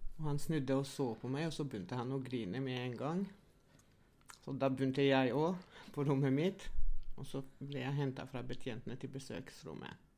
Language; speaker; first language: Norwegian; non-native, fluent; Albanian